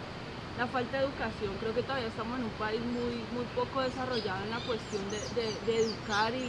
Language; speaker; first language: Spanish; native; Spanish